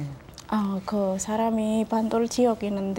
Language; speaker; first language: Korean; non-native, learner; Javanese